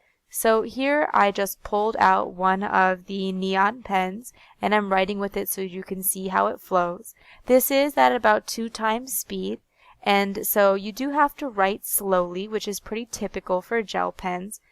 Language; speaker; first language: English; native; English